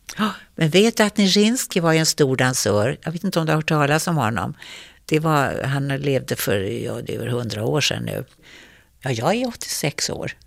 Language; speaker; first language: Swedish; native; Swedish